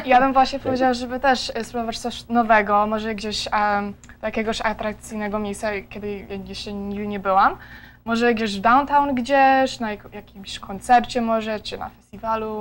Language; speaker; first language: Polish; early bilingual, heritage; Polish